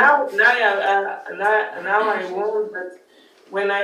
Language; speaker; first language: English; non-native, learner; French